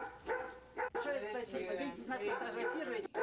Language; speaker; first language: Russian; native; Russian